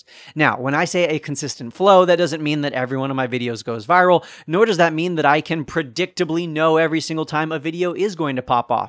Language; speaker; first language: English; native; English